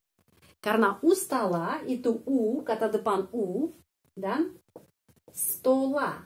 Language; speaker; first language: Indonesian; non-native, fluent; Russian